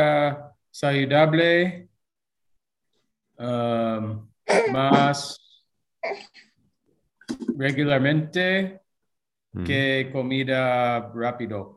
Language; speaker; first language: Spanish; non-native, learner; English